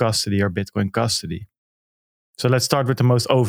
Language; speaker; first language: English; non-native, fluent; Dutch